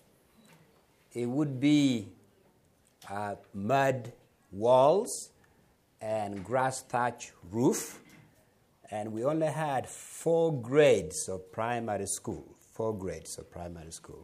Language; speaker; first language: English; non-native, local second language; Acoli